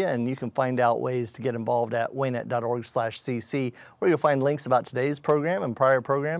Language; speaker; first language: English; native; English